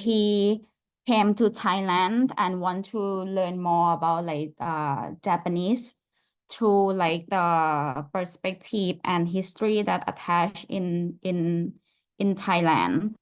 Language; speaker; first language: English; non-native, fluent; Thai